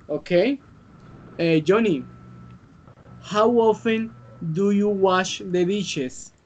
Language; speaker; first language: English; non-native, learner; Spanish